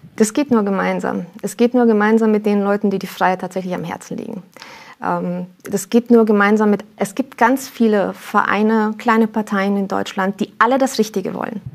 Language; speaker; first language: German; early bilingual, other home language; Romanian